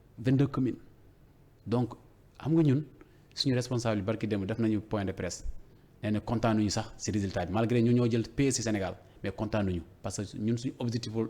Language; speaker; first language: Wolof; non-native, local second language; Fula